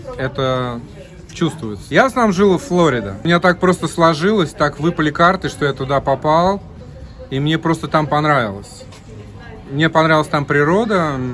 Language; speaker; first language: Russian; native; Russian